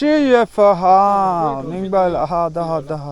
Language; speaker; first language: Chinese; non-native, learner; Malayalam